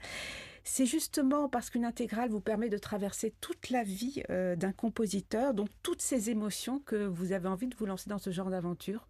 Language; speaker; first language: French; native; French